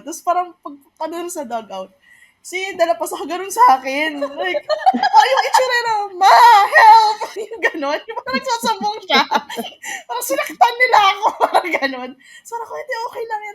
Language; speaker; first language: Filipino; native; Filipino